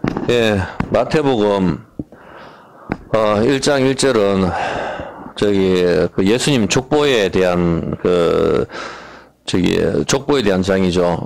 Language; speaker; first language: Korean; native; Korean